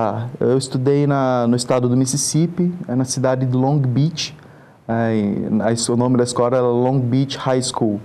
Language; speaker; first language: Portuguese; native; Portuguese